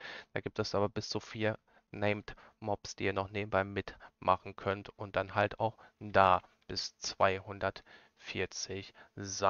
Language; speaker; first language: German; native; German